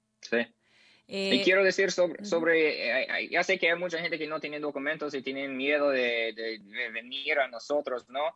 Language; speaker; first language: Spanish; non-native, learner; English